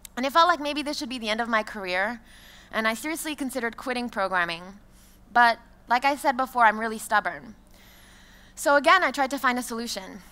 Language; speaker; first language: English; non-native, fluent; French